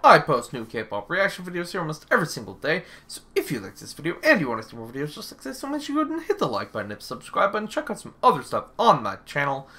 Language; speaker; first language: English; native; English